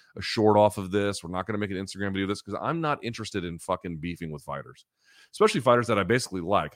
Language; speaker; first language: English; native; English